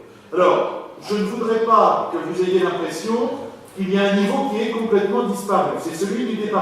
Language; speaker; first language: French; native; French